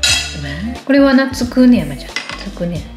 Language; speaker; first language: Japanese; native; Japanese